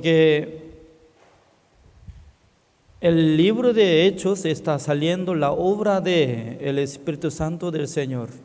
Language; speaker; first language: Spanish; non-native, fluent; Korean